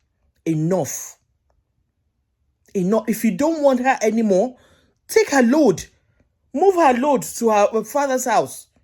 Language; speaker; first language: English; non-native, local second language; Yoruba